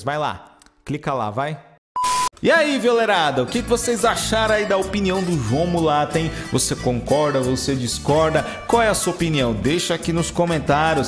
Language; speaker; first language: Portuguese; native; Portuguese